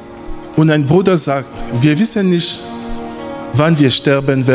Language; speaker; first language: German; non-native, fluent; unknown